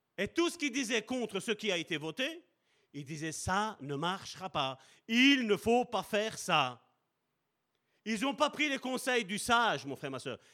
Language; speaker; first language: French; early bilingual, other home language; Italian